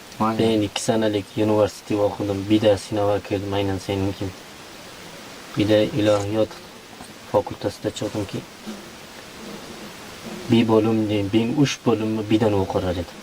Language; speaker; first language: Turkish; non-native, learner; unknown